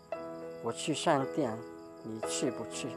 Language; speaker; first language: Chinese; non-native, fluent; Hmong